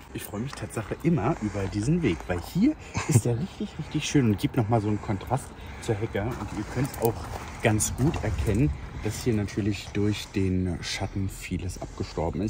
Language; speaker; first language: German; native; German